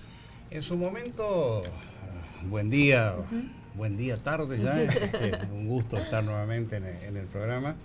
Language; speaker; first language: Spanish; native; Spanish